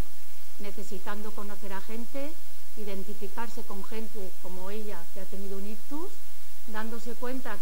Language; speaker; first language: Spanish; native; Spanish